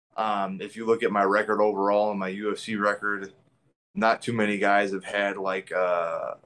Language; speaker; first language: English; native; English